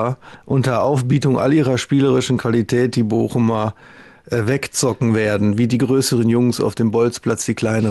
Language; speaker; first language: German; native; German